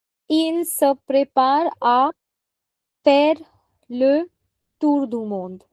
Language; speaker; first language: French; non-native, fluent; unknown